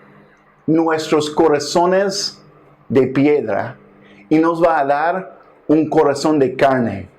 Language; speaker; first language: Spanish; non-native, fluent; English